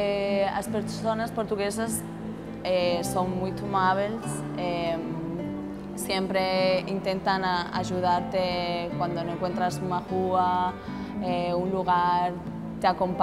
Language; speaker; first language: Portuguese; non-native, learner; Spanish